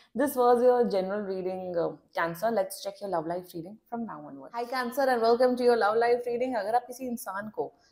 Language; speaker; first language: Hindi; native; Hindi